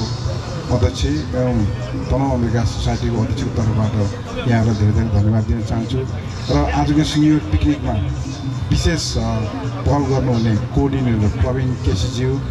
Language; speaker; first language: Nepali; native; Nepali